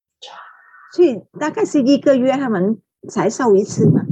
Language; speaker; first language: Chinese; non-native, fluent; Vietnamese